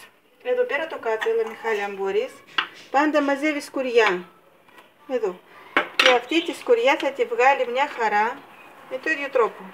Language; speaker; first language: Greek; non-native, fluent; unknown